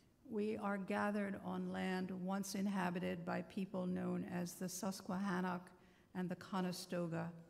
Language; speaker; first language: English; native; English